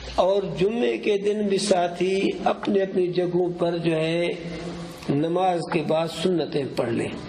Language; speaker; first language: Urdu; non-native, local second language; Pashto